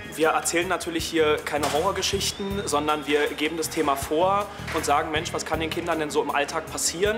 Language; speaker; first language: German; native; German